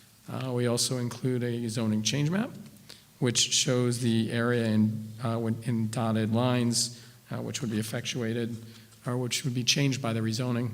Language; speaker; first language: English; native; English